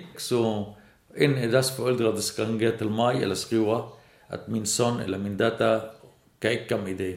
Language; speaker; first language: Danish; non-native, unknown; Arabic